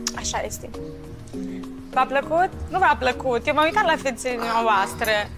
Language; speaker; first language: Romanian; early bilingual, heritage; Romanian